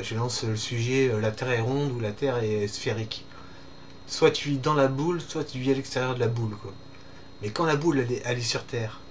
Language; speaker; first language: French; native; French